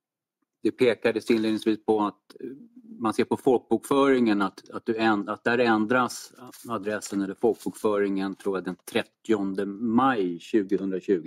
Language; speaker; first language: Swedish; native; Swedish